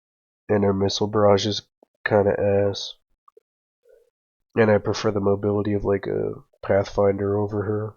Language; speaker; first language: English; native; English